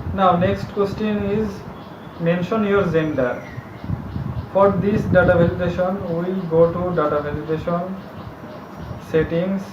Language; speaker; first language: English; non-native, local second language; Bangla